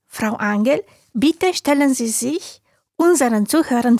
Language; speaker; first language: German; non-native, learner; Romanian